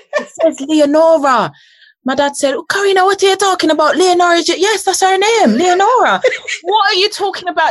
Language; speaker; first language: English; native; English